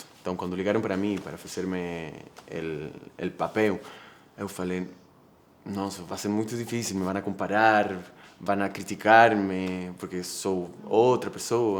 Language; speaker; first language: Portuguese; non-native, fluent; Spanish